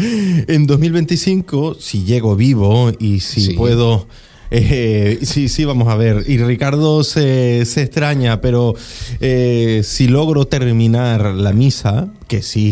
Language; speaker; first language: Spanish; native; Spanish